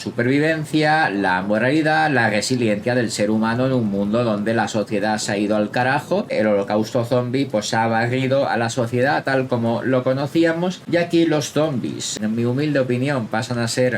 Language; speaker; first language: Spanish; native; Spanish